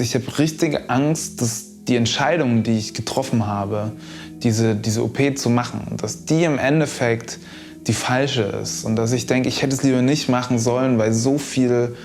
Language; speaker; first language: German; native; German